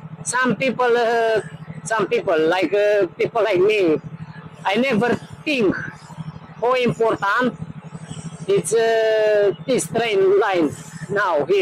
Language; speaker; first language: English; non-native, learner; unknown